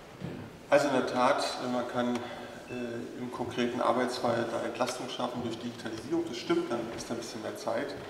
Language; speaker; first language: German; native; German